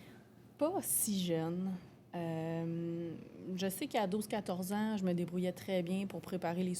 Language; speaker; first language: French; native; French